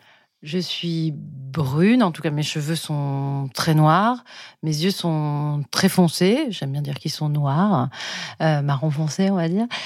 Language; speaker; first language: French; native; French